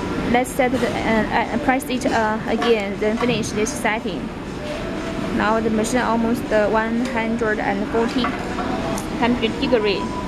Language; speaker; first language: English; non-native, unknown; Chinese